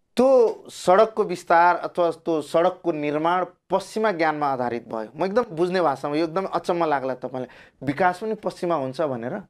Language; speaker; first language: Nepali; non-native, local second language; Maithili